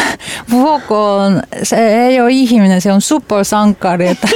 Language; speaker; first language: Finnish; non-native, learner; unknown